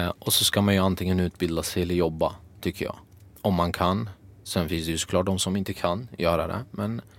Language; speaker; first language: Swedish; early bilingual, other home language; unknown